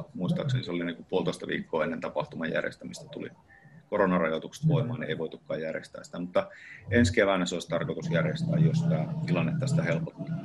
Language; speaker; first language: Finnish; native; Finnish